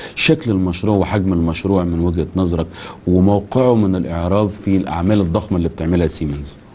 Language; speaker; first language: Arabic; native; Arabic